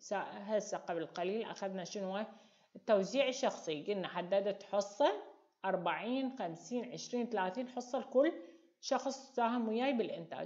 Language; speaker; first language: Arabic; native; Arabic